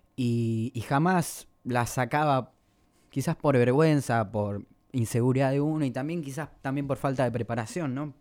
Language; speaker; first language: Spanish; native; Spanish